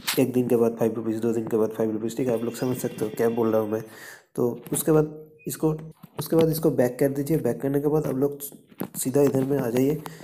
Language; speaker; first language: Hindi; non-native, local second language; Bangla